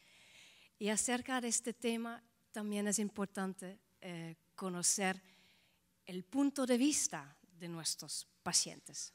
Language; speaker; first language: Spanish; non-native, fluent; Dutch